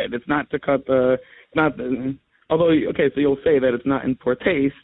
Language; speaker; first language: English; native; English